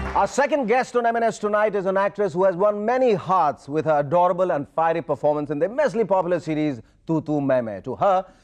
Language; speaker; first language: English; non-native, local second language; Hindi